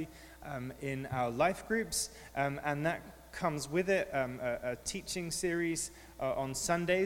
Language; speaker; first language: English; native; English